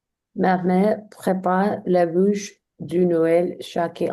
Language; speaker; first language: French; non-native, learner; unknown